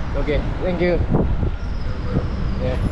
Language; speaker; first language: English; non-native, learner; Korean